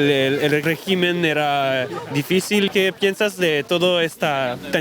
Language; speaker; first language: Spanish; non-native, fluent; French